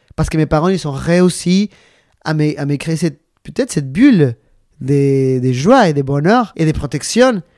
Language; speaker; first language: French; non-native, fluent; Spanish